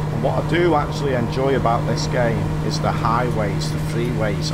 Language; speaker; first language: English; native; English